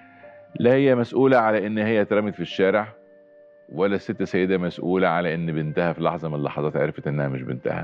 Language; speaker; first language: Arabic; native; Arabic